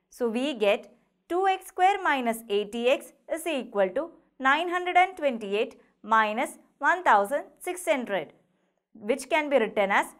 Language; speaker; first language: English; non-native, local second language; Malayalam